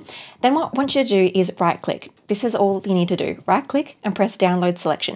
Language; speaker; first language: English; native; English